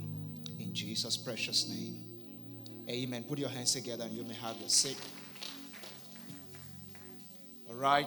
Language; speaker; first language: English; non-native, local second language; Yoruba